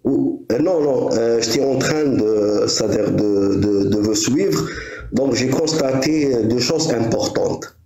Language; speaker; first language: French; non-native, local second language; Arabic